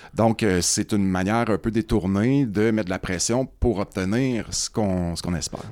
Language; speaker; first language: French; native; French